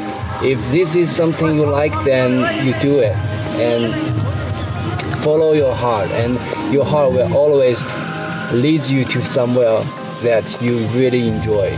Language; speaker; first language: English; non-native, fluent; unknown